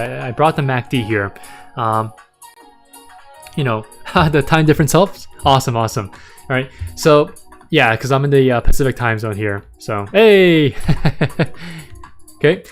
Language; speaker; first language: English; native; English